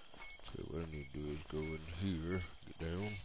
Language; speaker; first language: English; native; English